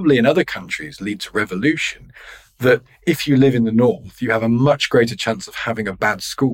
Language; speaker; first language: English; native; English